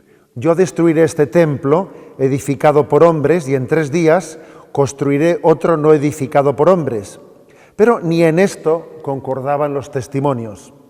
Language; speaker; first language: Spanish; native; Spanish